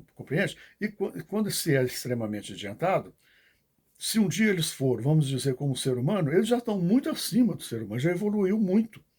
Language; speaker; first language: Portuguese; native; Portuguese